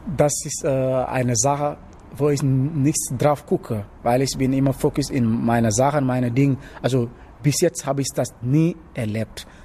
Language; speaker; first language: German; non-native, learner; Wolof